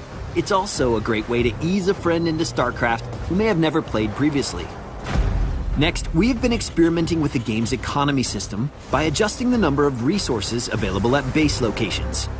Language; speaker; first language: English; native; English